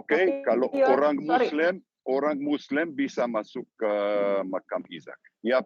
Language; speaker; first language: Indonesian; non-native, learner; Hebrew